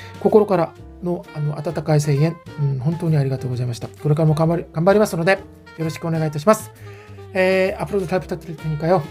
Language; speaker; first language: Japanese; non-native, fluent; Korean